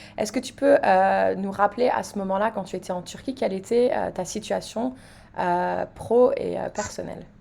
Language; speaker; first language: French; native; French